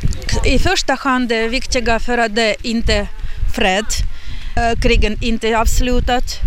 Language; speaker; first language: Swedish; non-native, learner; Ukrainian